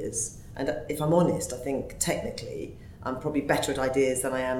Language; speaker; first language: English; native; English